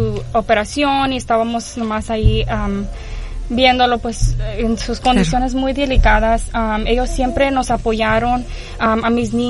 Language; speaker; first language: Spanish; early bilingual, heritage; Spanish